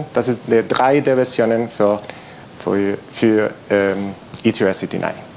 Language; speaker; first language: German; non-native, learner; Spanish